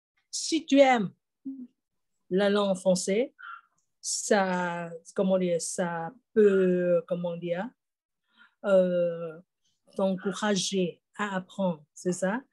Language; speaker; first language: French; non-native, fluent; Thai